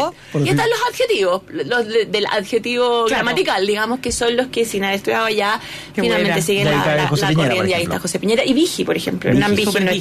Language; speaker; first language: Spanish; native; Spanish